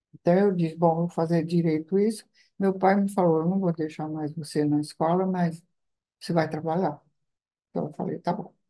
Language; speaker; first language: Portuguese; non-native, fluent; Italian